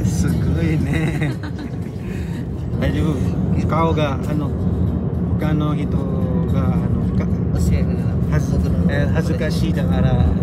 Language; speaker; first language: Japanese; non-native, learner; Filipino